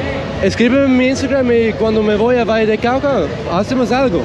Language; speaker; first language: Spanish; non-native, learner; Swiss German